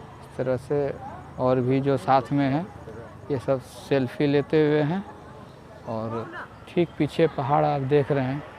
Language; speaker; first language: Hindi; native; Hindi